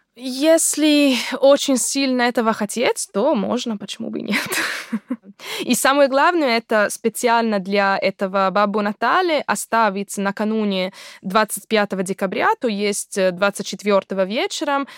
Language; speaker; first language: Russian; non-native, fluent; Italian